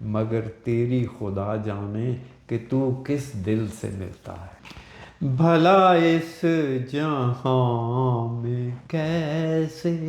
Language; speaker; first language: Urdu; non-native, local second language; Punjabi